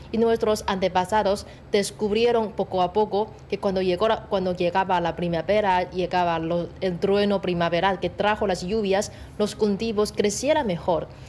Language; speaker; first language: Spanish; non-native, fluent; Chinese